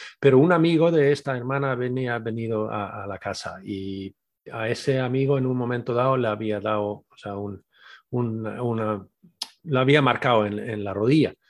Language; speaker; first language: Spanish; native; Spanish